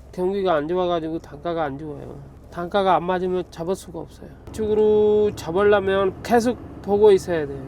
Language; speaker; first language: Korean; non-native, fluent; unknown